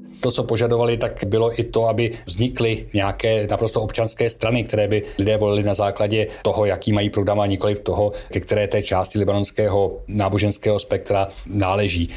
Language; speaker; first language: Czech; native; Czech